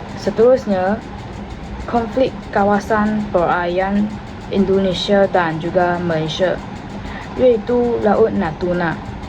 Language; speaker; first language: Malay; non-native, local second language; Chinese